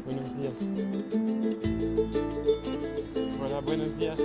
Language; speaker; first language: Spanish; non-native, learner; French